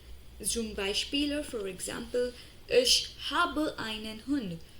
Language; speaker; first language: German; non-native, fluent; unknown